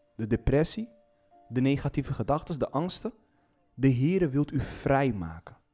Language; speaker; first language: Dutch; non-native, fluent; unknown